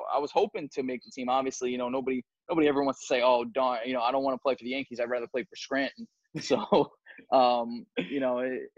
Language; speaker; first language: English; native; English